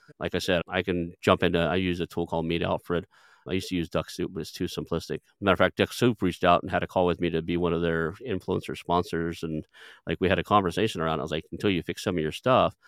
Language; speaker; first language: English; native; English